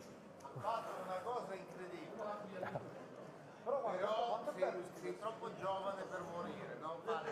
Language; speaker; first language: Italian; non-native, learner; Russian